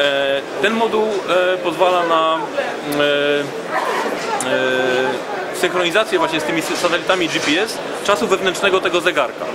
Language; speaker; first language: Polish; native; Polish